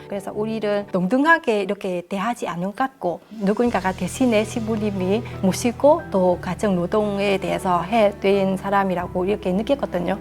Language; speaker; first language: Korean; non-native, fluent; Vietnamese